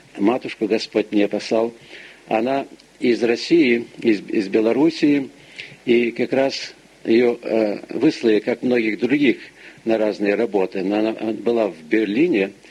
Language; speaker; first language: Russian; early bilingual, heritage; Russian